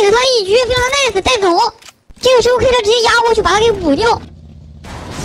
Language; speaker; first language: Chinese; native; Chinese